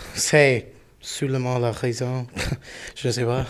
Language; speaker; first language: French; non-native, learner; English